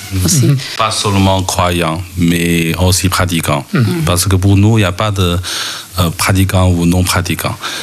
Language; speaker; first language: French; non-native, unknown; Chinese